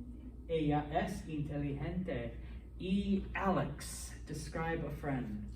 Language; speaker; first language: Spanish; non-native, fluent; English